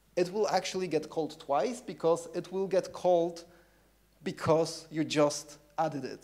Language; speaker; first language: English; non-native, fluent; Polish